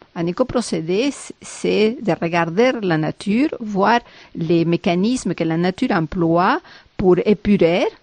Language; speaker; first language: French; non-native, fluent; Spanish